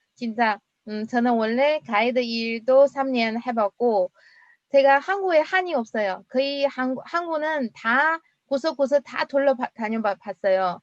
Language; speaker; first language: Korean; non-native, fluent; Chinese